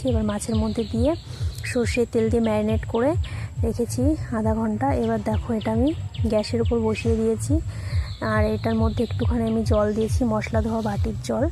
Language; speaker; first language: Bangla; native; Bangla